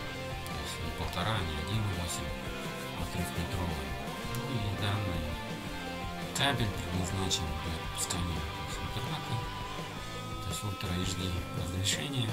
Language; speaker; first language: Russian; native; Russian